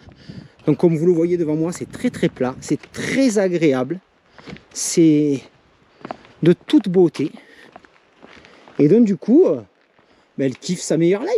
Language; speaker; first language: French; native; French